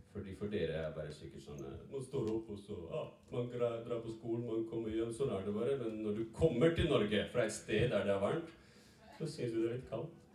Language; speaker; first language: Norwegian; early bilingual, other home language; Serbian